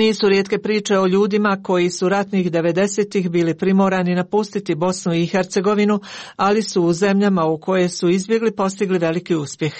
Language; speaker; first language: Croatian; native; Croatian